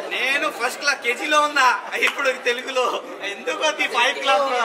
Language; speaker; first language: Telugu; non-native, local second language; Hindi